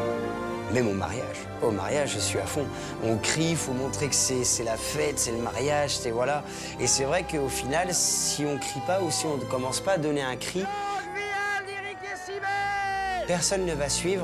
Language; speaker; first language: French; native; French